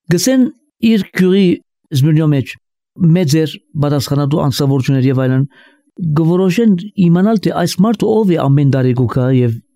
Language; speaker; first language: Armenian; early bilingual, heritage; Armenian